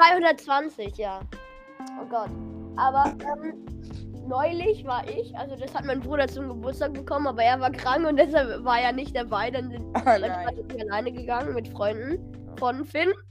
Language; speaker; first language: German; native; German